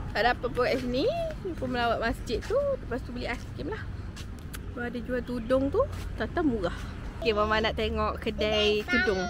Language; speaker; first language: Malay; native; Malay